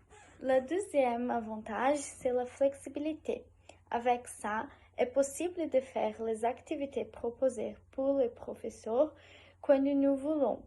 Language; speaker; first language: French; non-native, learner; Portuguese